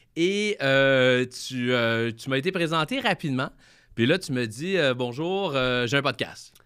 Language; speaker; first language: French; native; French